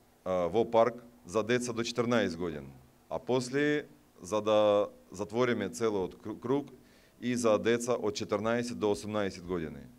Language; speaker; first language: Macedonian; non-native, fluent; Russian